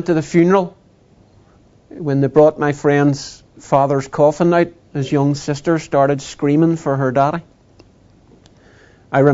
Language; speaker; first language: English; native; English